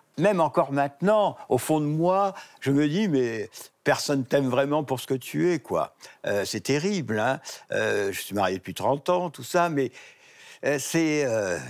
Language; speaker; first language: French; native; French